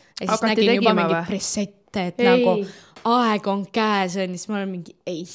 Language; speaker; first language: Estonian; non-native, local second language; Russian